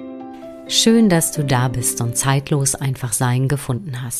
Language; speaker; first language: German; native; German